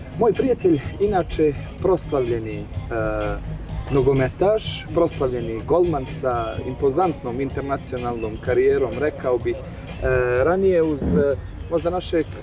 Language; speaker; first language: Serbian; native; Serbian